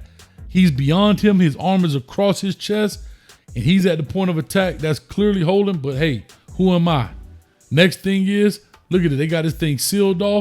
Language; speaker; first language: English; native; English